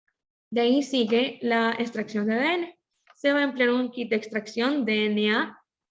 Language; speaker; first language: Spanish; native; Spanish